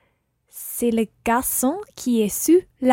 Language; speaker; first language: French; non-native, learner; English